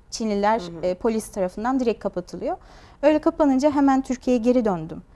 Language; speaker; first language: Turkish; non-native, fluent; Uyghur